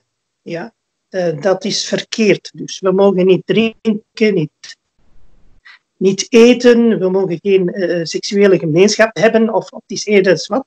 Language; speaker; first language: Dutch; early bilingual, other home language; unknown